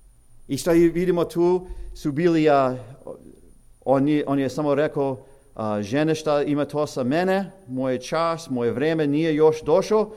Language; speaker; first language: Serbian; early bilingual, heritage; English